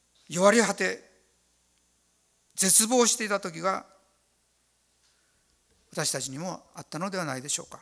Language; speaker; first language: Japanese; native; Japanese